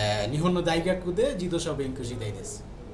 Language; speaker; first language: Japanese; non-native, learner; Bangla